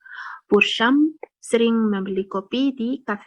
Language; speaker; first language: Indonesian; non-native, learner; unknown